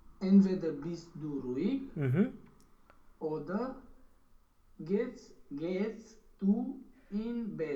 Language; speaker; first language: German; non-native, learner; Romanian